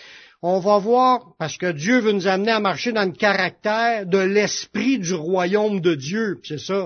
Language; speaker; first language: French; native; French